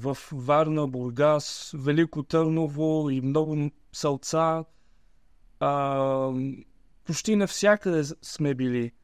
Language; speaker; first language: Bulgarian; early bilingual, heritage; Bulgarian